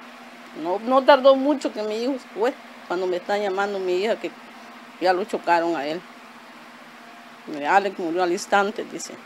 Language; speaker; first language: Spanish; native; Spanish